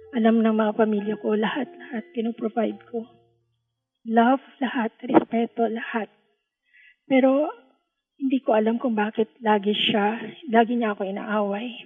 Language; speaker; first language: Filipino; non-native, local second language; Hiligaynon